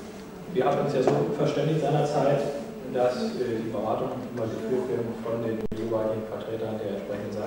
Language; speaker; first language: German; native; German